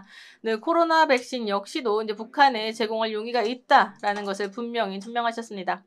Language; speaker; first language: Korean; native; Korean